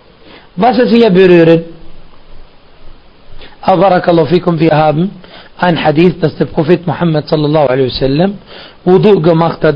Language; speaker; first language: German; non-native, fluent; Arabic